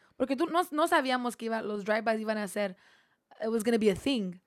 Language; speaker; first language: English; native; English